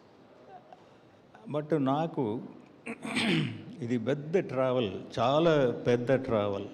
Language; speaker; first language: Telugu; non-native, learner; Tamil